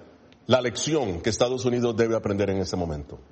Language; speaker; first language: Spanish; native; Spanish